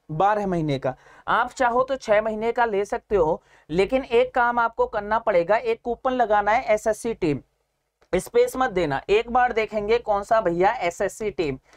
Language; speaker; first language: Hindi; native; Hindi